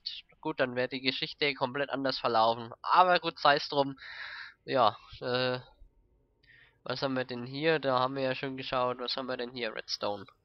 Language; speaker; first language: German; native; German